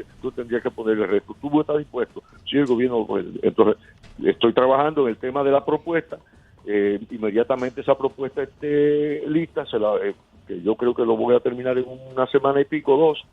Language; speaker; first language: Spanish; native; Spanish